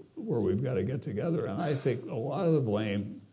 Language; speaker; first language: English; native; English